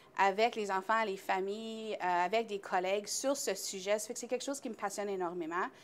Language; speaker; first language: French; native; French